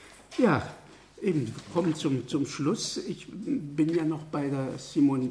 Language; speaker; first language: German; native; German